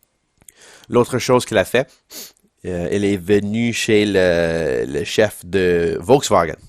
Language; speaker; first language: French; non-native, local second language; English